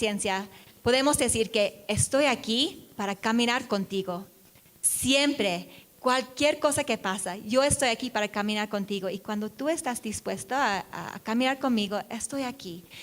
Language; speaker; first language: Spanish; non-native, fluent; English